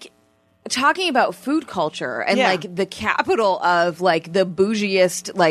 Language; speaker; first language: English; non-native, fluent; Armenian